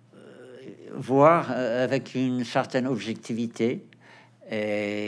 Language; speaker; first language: French; non-native, fluent; Portuguese